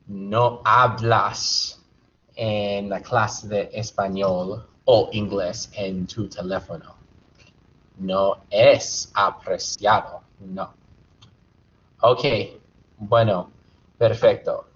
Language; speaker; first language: Spanish; non-native, fluent; English